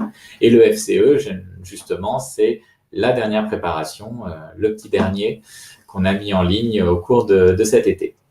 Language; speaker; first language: French; native; French